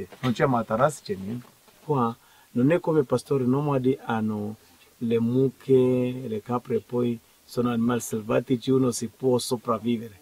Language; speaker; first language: Italian; non-native, fluent; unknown